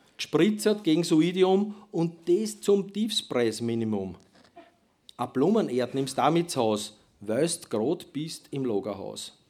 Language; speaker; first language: German; native; German